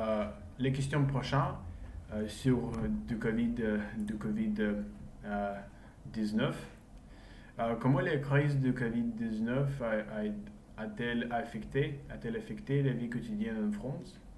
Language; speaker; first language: French; non-native, learner; English